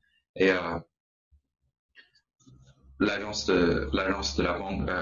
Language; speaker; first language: French; non-native, learner; Chinese